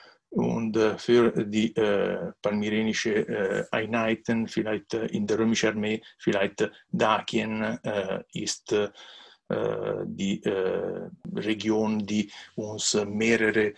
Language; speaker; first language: German; non-native, learner; Italian